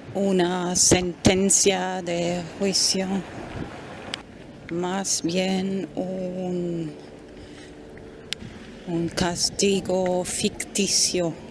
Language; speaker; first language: Spanish; non-native, fluent; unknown